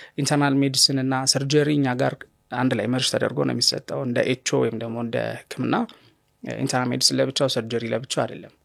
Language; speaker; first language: Amharic; native; Amharic